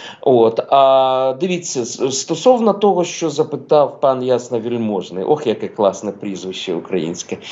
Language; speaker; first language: Ukrainian; non-native, local second language; Russian